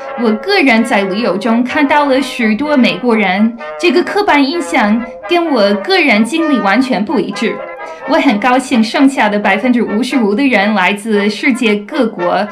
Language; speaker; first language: Chinese; non-native, fluent; English